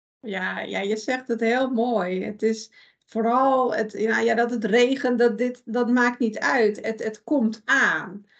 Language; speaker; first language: Dutch; early bilingual, other home language; Persian